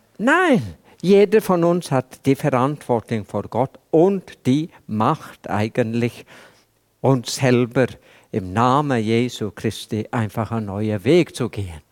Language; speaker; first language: German; non-native, fluent; Welsh